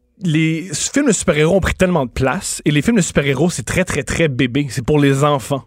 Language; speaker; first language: French; native; French